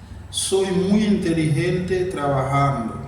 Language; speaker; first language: Spanish; non-native, fluent; Haitian Creole